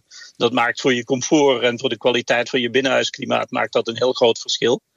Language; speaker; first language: Dutch; native; Dutch